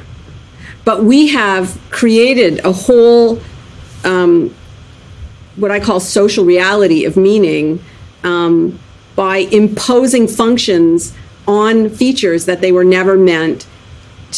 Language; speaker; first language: English; native; English